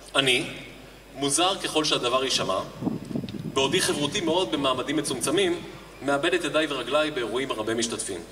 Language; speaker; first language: Hebrew; native; Hebrew